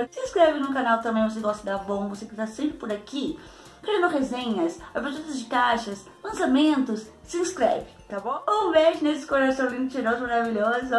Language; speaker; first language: Portuguese; native; Portuguese